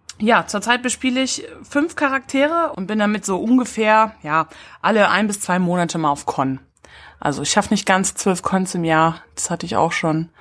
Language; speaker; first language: German; native; German